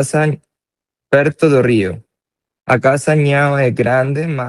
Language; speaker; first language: Portuguese; non-native, learner; Spanish